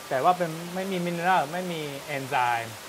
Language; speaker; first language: Thai; non-native, fluent; Japanese